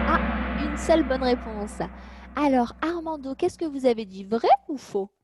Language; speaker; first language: French; native; French